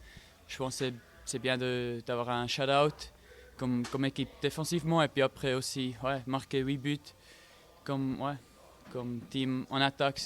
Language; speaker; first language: French; non-native, fluent; German